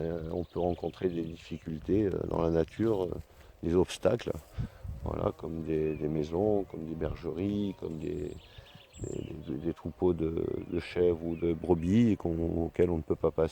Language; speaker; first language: French; native; French